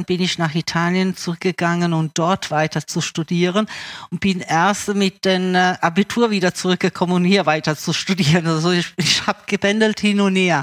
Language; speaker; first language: German; early bilingual, other home language; Italian